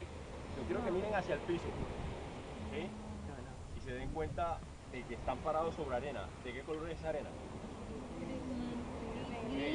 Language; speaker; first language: Spanish; native; Spanish